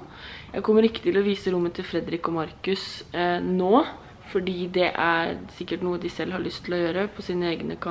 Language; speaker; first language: Norwegian; native; Norwegian